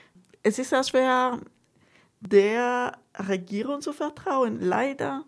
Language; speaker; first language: German; non-native, fluent; Spanish